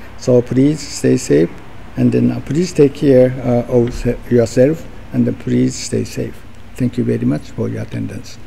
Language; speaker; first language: English; non-native, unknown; Japanese